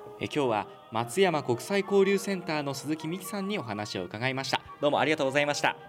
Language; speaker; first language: Japanese; native; Japanese